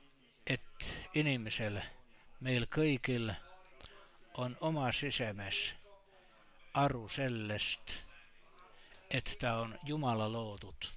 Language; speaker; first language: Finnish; non-native, learner; Estonian